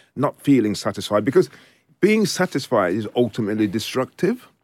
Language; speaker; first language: English; native; English